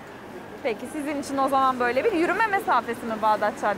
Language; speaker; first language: Turkish; native; Turkish